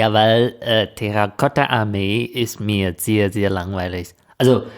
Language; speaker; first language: German; non-native, fluent; Chinese